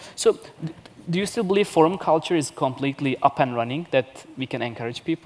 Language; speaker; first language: English; non-native, fluent; Turkish